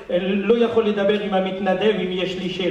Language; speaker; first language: Hebrew; non-native, fluent; French